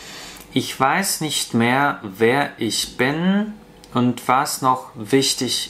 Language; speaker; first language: German; non-native, fluent; Russian